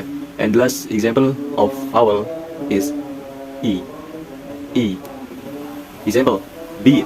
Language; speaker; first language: English; non-native, learner; Indonesian